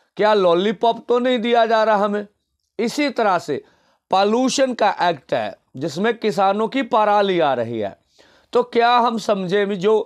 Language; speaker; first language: Hindi; non-native, local second language; Punjabi